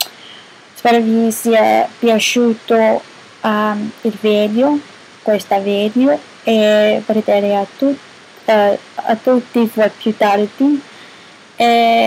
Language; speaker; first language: Italian; non-native, learner; English